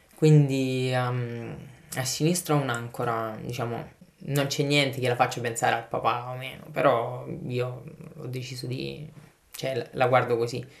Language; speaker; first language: Italian; native; Italian